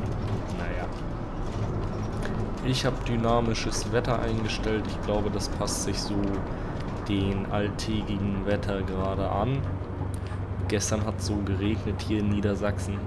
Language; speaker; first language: German; native; German